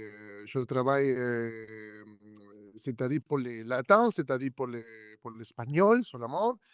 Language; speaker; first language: French; non-native, learner; Spanish